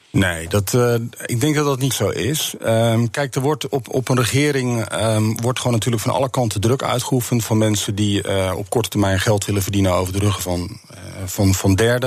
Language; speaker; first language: Dutch; native; Dutch